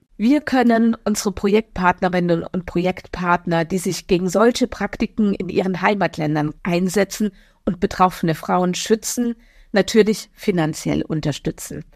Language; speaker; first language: German; native; German